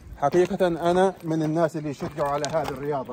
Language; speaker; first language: Arabic; native; Arabic